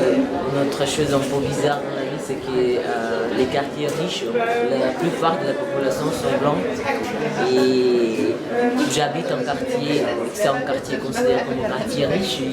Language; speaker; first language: French; non-native, learner; Portuguese